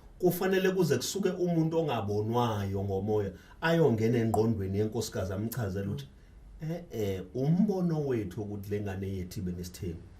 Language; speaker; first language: Zulu; native; Zulu